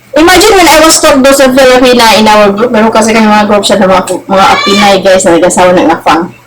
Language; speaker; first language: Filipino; non-native, local second language; Cebuano